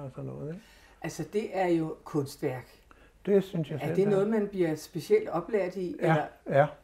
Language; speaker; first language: Danish; native; Danish